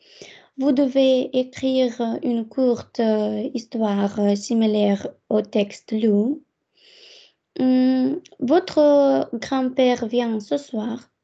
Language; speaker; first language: French; non-native, fluent; Russian